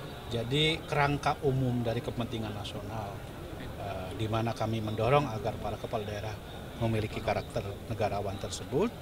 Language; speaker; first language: Indonesian; native; Indonesian